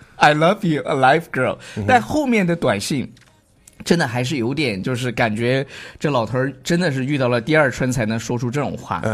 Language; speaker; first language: Chinese; native; Chinese